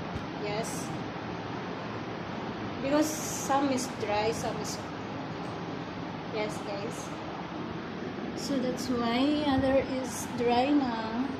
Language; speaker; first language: English; non-native, learner; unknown